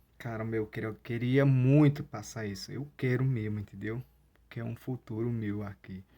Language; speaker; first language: Portuguese; non-native, local second language; Ticuna